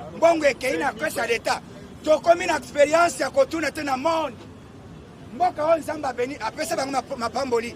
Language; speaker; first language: Lingala; native; Lingala